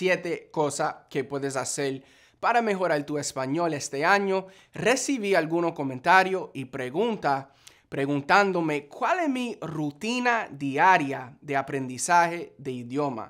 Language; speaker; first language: Spanish; non-native, fluent; English